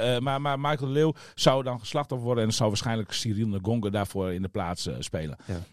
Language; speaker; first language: Dutch; native; Dutch